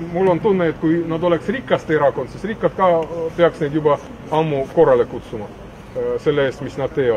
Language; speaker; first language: Estonian; non-native, local second language; Russian